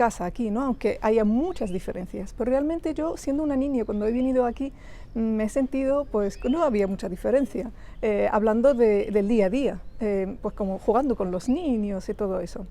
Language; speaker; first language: Spanish; early bilingual, other home language; Arabic